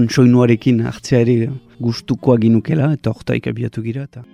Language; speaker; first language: Basque; native; Basque